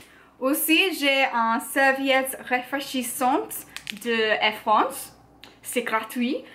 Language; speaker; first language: French; non-native, learner; English